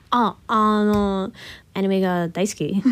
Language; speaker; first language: Japanese; non-native, learner; English